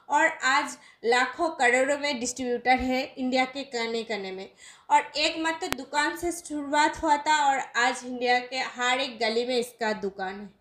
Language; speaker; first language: Hindi; non-native, local second language; Bangla